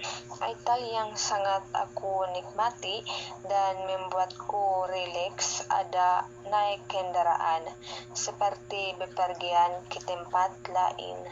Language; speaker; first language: Indonesian; non-native, learner; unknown